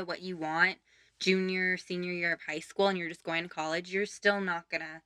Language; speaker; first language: English; native; English